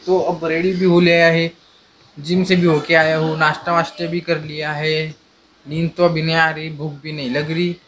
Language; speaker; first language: Hindi; non-native, local second language; Marathi